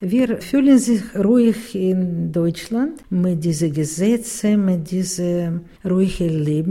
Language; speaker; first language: German; non-native, learner; Russian